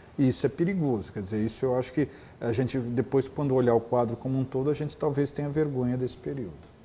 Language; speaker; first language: Portuguese; native; Portuguese